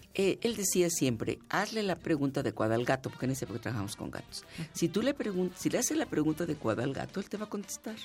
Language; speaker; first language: Spanish; native; Spanish